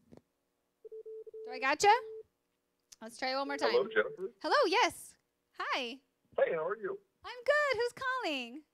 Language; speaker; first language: English; native; English